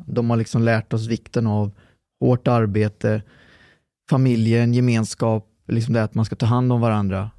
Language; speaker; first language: Swedish; early bilingual, other home language; Arabic